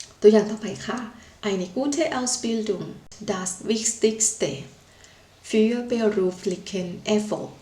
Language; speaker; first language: German; non-native, learner; Thai